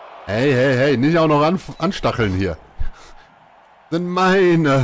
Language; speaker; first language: German; native; German